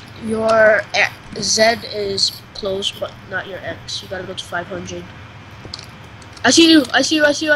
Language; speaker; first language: English; native; English